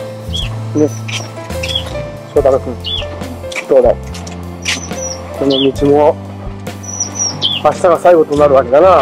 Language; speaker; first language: Japanese; native; Japanese